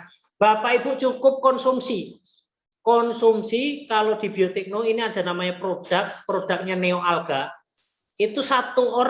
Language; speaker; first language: Indonesian; non-native, local second language; Javanese